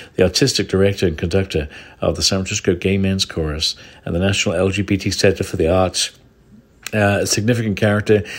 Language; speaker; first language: English; native; English